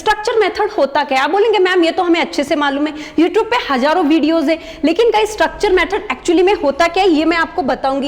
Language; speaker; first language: Hindi; native; Hindi